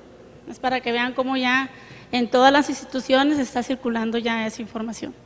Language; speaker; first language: Spanish; native; Spanish